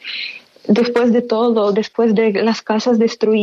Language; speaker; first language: Spanish; non-native, fluent; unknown